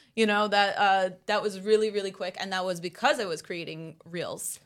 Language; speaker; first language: English; early bilingual, other home language; Italian